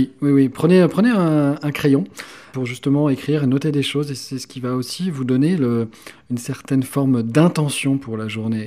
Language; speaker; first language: French; native; French